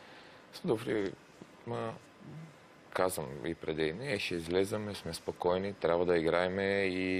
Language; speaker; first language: Bulgarian; non-native, learner; Romanian